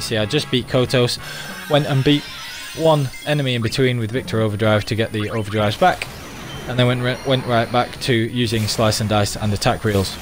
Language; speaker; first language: English; native; English